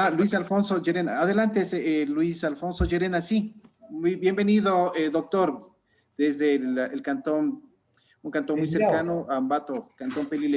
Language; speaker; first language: Spanish; native; Spanish